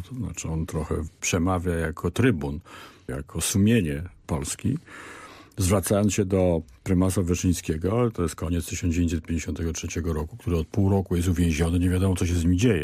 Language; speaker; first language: Polish; native; Polish